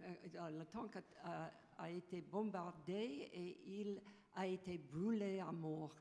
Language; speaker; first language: French; non-native, fluent; English